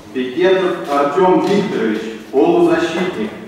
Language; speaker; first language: Russian; native; Russian